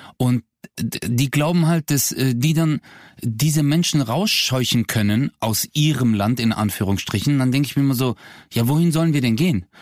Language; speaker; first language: German; early bilingual, other home language; Turkish